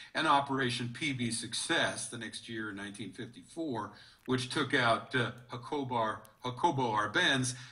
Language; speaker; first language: English; native; English